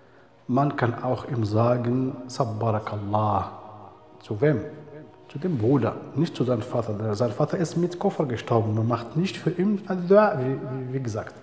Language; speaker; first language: German; non-native, fluent; Arabic